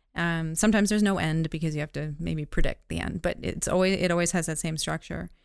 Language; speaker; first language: English; native; English